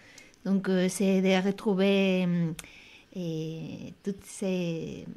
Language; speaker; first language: French; non-native, fluent; Spanish